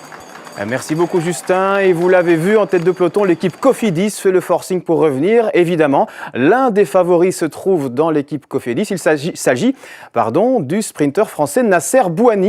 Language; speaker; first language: French; native; French